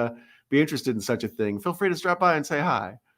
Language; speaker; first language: English; native; English